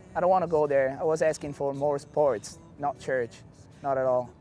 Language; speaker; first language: English; non-native, fluent; Italian